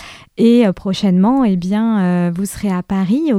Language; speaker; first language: French; native; French